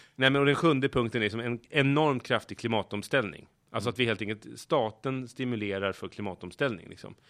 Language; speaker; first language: Swedish; native; Swedish